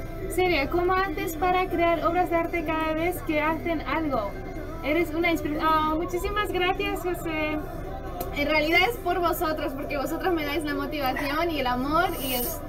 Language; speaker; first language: Spanish; early bilingual, heritage; Spanish